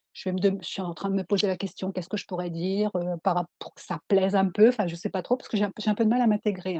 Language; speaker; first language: French; native; French